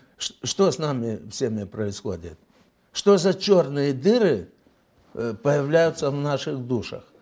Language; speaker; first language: Russian; native; Russian